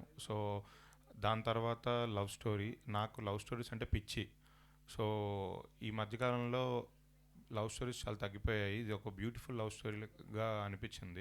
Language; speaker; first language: Telugu; native; Telugu